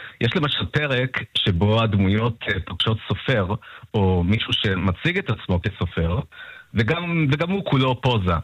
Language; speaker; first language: Hebrew; early bilingual, other home language; Russian